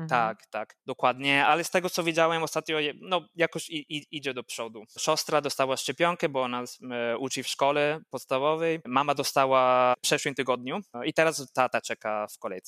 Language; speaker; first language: Polish; non-native, fluent; Italian